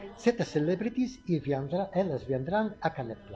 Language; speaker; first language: French; non-native, learner; Catalan